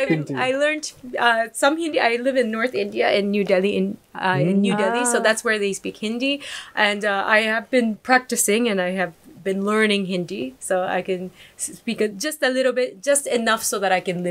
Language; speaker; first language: English; non-native, fluent; Japanese